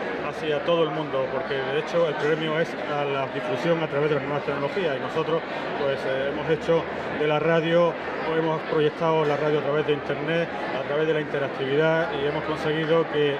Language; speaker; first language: Spanish; native; Spanish